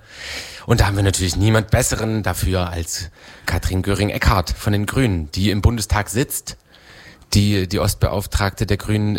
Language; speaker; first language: German; native; German